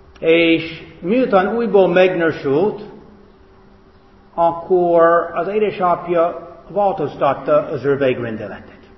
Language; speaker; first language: Hungarian; non-native, fluent; English